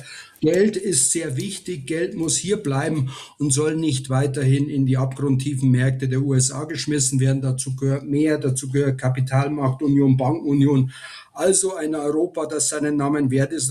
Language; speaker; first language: German; native; German